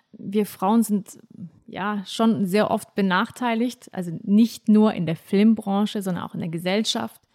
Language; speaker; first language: German; early bilingual, other home language; Turkish